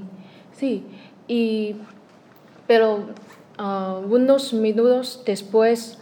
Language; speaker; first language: Spanish; non-native, learner; Chinese